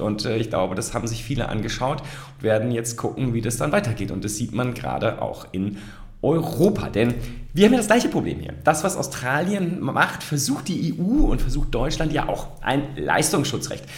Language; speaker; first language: German; native; German